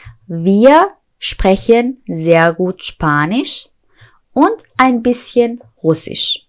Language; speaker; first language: German; non-native, fluent; Persian